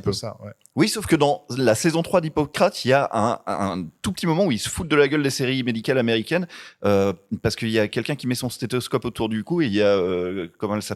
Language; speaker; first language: French; native; French